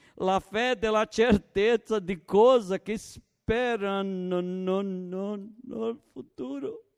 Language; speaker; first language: Italian; non-native, fluent; Portuguese